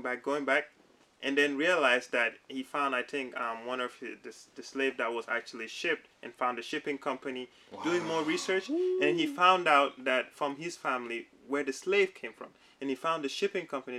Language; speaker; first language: English; non-native, local second language; Wolof